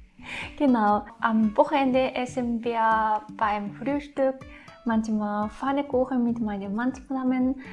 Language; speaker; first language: German; non-native, fluent; Japanese